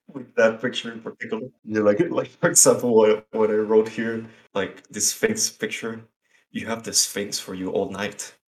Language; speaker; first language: English; non-native, fluent; Spanish